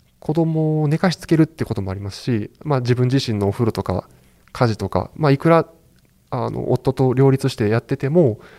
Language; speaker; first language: Japanese; native; Japanese